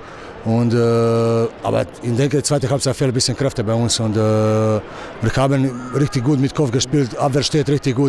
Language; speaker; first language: German; non-native, learner; Croatian